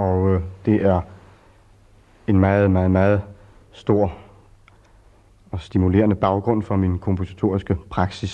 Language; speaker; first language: Danish; early bilingual, other home language; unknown